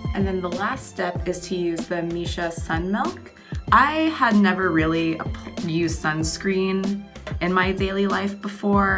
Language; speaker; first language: English; native; English